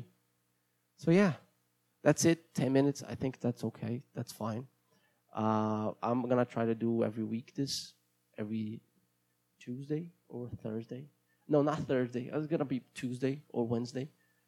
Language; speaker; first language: English; non-native, fluent; Portuguese